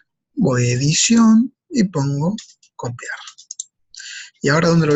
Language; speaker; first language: Spanish; native; Spanish